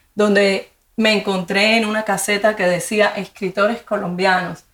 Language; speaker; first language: Spanish; native; Spanish